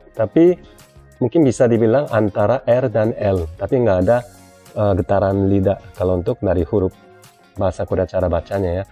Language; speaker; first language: Indonesian; non-native, fluent; Korean